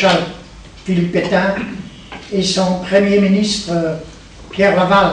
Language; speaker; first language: French; native; French